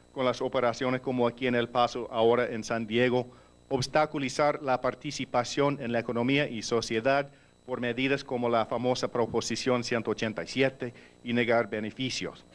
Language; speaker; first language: Spanish; early bilingual, heritage; Spanish